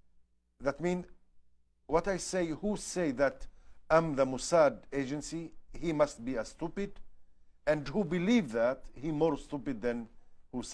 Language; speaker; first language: English; non-native, learner; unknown